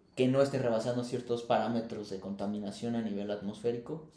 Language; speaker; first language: Spanish; native; Spanish